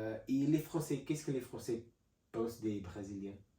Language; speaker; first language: French; non-native, learner; Portuguese